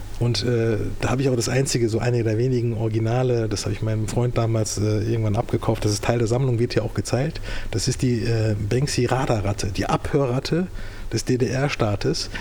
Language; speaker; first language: German; early bilingual, other home language; Turkish